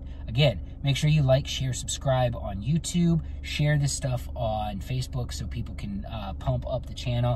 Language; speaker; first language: English; native; English